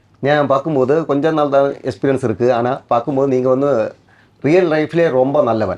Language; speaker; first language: Tamil; non-native, learner; Malayalam